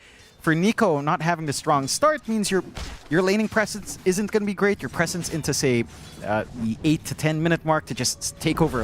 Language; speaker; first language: English; native; English